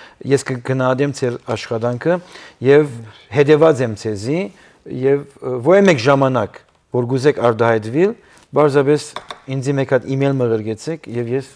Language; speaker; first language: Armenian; early bilingual, heritage; Armenian